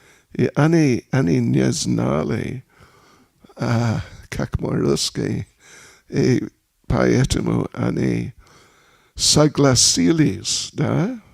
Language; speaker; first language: Russian; non-native, learner; English